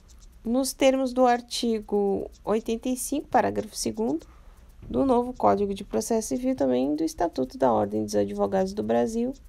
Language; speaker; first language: Portuguese; native; Portuguese